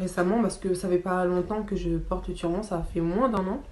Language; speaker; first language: French; early bilingual, other home language; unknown